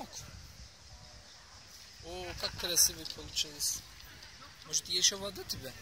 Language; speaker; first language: Russian; non-native, learner; Turkish